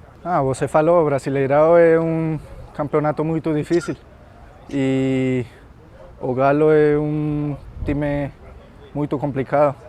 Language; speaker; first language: Portuguese; non-native, fluent; Spanish